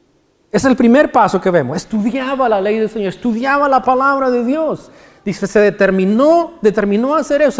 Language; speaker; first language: Spanish; native; Spanish